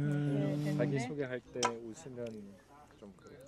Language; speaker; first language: Korean; non-native, fluent; Mongolian